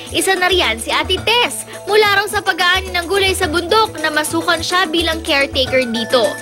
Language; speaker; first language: Filipino; native; Filipino